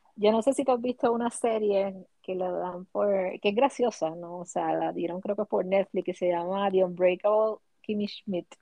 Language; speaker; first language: Spanish; native; Spanish